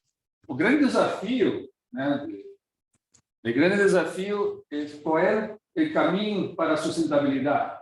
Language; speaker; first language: Portuguese; non-native, fluent; Spanish